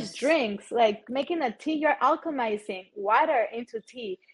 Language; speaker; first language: English; non-native, fluent; Spanish